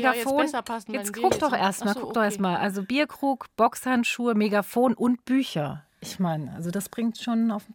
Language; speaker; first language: German; native; German